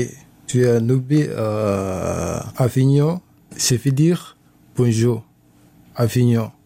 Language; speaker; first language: French; non-native, learner; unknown